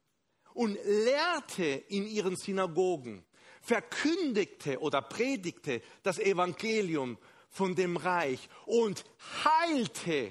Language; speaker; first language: German; non-native, fluent; Spanish